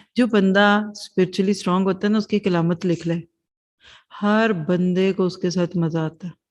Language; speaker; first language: Urdu; non-native, local second language; Punjabi